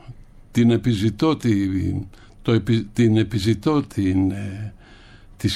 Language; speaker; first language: Greek; native; Greek